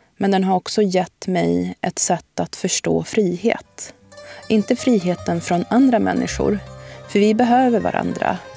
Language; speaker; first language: Swedish; early bilingual, other home language; Arabic